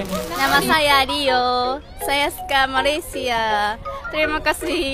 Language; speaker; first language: Indonesian; non-native, learner; Japanese